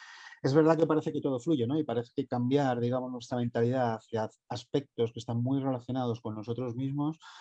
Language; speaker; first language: Spanish; native; Spanish